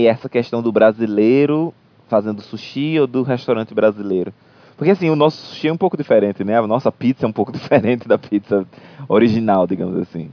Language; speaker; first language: Portuguese; native; Portuguese